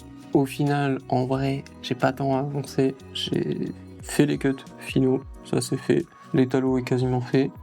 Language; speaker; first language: French; native; French